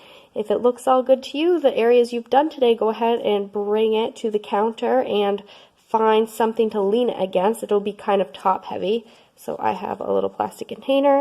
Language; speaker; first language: English; native; English